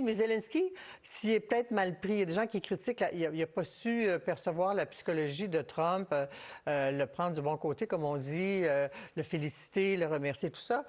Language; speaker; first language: French; native; French